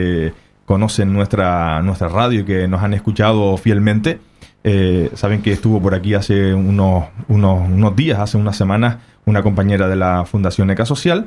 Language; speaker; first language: Spanish; native; Spanish